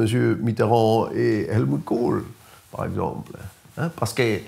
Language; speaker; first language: French; non-native, fluent; Dutch